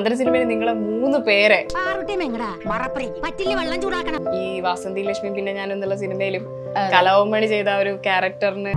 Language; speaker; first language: Malayalam; native; Malayalam